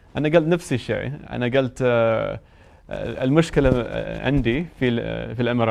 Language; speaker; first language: Arabic; non-native, learner; English